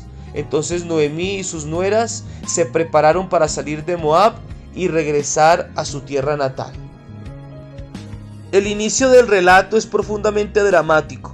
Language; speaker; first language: Spanish; native; Spanish